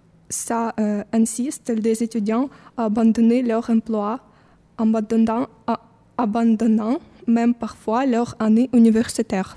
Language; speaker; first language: French; non-native, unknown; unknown